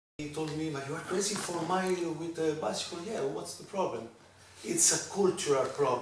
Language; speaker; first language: English; non-native, learner; Italian